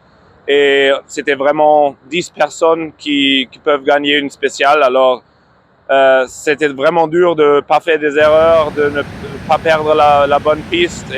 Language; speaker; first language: French; non-native, fluent; German